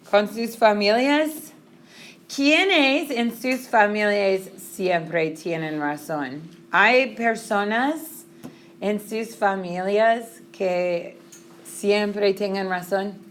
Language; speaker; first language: Spanish; non-native, fluent; English